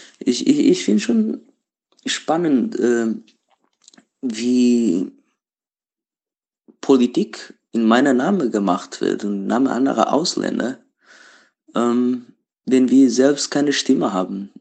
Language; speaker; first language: German; non-native, learner; Portuguese